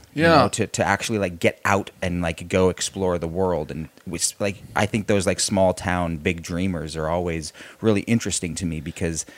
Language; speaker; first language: English; early bilingual, other home language; Spanish